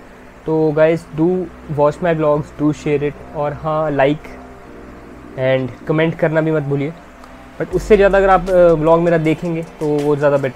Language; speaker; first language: Hindi; native; Hindi